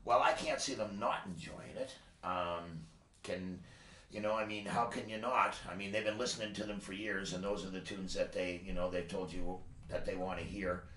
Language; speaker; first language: English; native; English